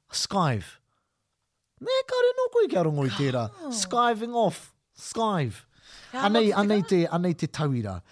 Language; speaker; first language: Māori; non-native, local second language; English